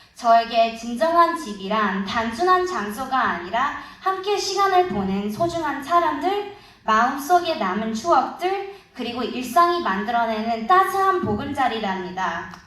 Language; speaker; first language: Korean; early bilingual, heritage; Korean